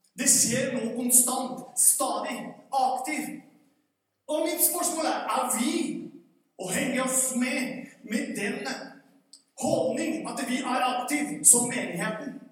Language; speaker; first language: Norwegian; non-native, fluent; Spanish